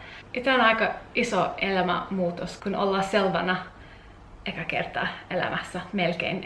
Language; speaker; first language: Finnish; non-native, learner; English